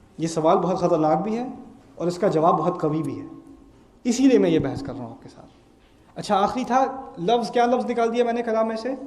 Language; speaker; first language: Urdu; early bilingual, heritage; Urdu